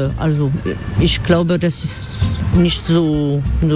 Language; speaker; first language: German; non-native, fluent; French